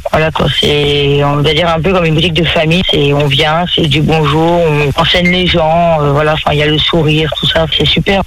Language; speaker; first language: French; native; French